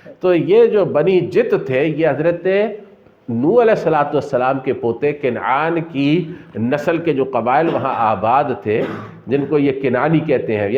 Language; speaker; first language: Urdu; native; Urdu